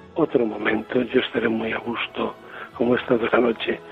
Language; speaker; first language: Spanish; native; Spanish